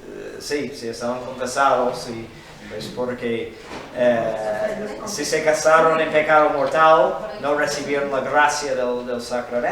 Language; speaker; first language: Spanish; non-native, fluent; English